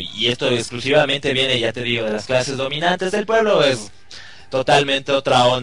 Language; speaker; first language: Spanish; native; Spanish